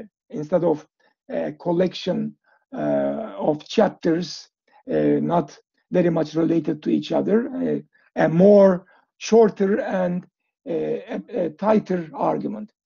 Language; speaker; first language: English; non-native, fluent; Turkish